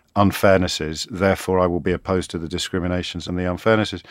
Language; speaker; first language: English; native; English